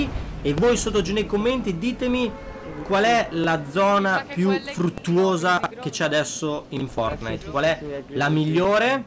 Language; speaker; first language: Italian; native; Italian